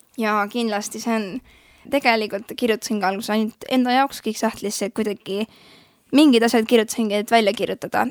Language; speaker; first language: Estonian; native; Estonian